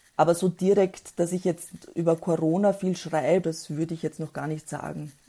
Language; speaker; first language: German; early bilingual, other home language; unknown